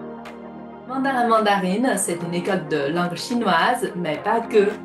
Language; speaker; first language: French; non-native, fluent; Chinese